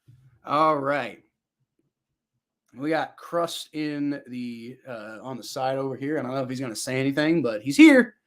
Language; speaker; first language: English; native; English